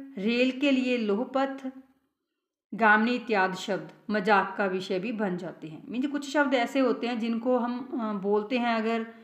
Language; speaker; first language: Hindi; non-native, local second language; Punjabi